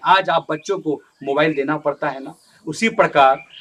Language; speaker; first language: Hindi; non-native, local second language; Bangla